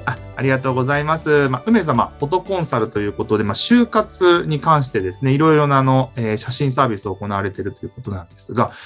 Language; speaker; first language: Japanese; native; Japanese